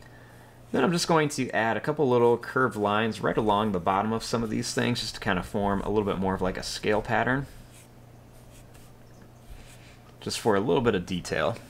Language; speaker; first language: English; native; English